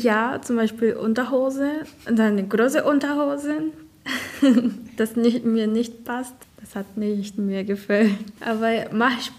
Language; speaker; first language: German; non-native, learner; Portuguese